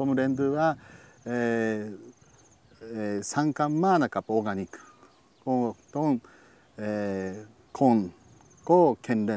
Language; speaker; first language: Japanese; non-native, learner; Thai